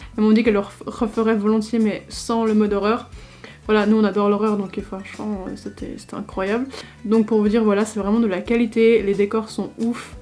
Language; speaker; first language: French; native; French